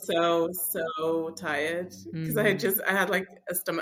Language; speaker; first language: English; native; English